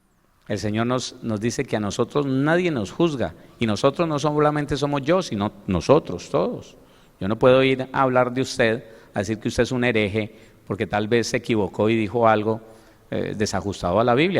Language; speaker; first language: Spanish; native; Spanish